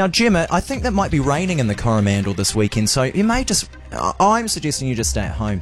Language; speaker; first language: English; native; English